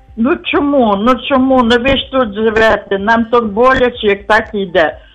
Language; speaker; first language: Ukrainian; native; Ukrainian